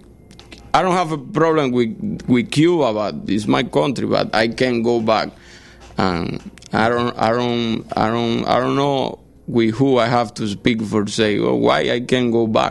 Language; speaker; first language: English; non-native, fluent; Spanish